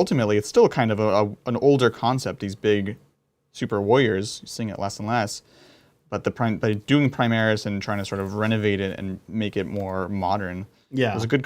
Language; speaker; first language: English; native; English